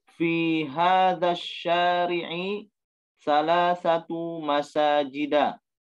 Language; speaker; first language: Arabic; non-native, learner; Indonesian